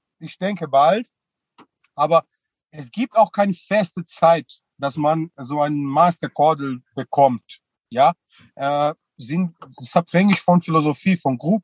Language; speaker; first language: German; non-native, fluent; Portuguese